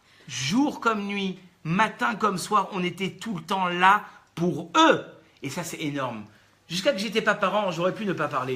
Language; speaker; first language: French; native; French